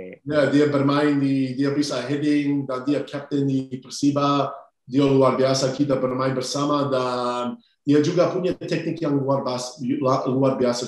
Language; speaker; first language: Indonesian; non-native, fluent; English